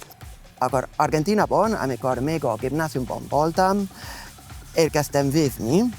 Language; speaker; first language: Hungarian; non-native, fluent; Spanish